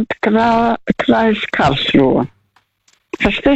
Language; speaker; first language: German; non-native, fluent; Russian